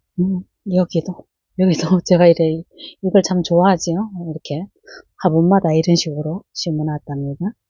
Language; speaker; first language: Korean; native; Korean